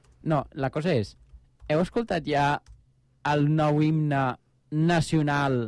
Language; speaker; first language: Catalan; native; Catalan